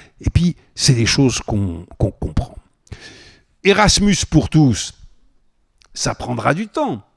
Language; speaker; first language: French; native; French